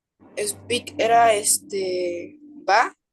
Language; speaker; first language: English; non-native, learner; Spanish